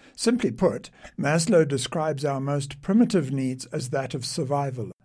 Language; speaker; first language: English; native; English